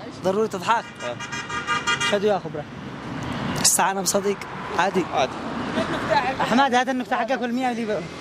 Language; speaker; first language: Arabic; native; Arabic